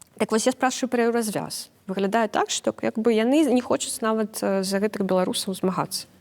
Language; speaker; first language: Belarusian; non-native, local second language; Russian